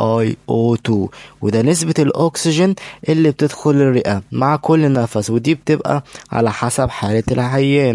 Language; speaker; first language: Arabic; native; Arabic